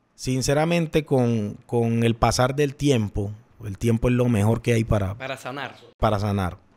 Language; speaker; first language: Spanish; native; Spanish